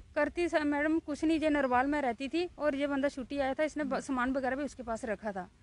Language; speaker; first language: Hindi; native; Hindi